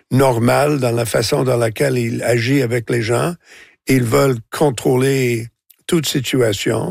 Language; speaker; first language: French; non-native, local second language; English